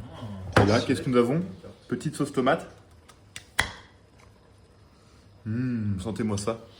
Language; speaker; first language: French; native; French